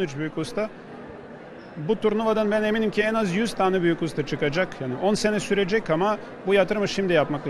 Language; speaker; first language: Turkish; non-native, fluent; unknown